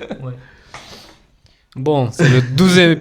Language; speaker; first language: French; non-native, fluent; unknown